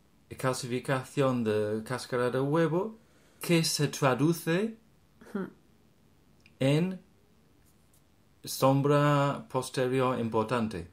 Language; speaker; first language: Spanish; non-native, fluent; English